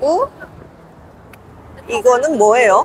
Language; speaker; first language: Korean; non-native, learner; Indonesian